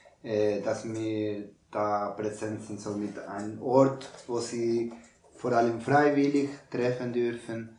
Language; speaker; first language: German; non-native, learner; Spanish